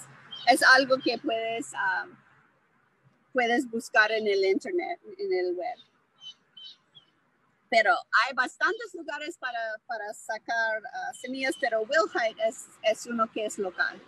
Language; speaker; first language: Spanish; non-native, fluent; English